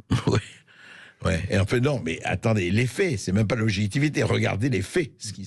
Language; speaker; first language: French; native; French